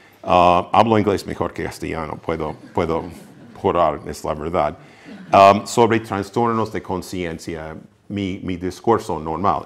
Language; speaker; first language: Spanish; non-native, fluent; English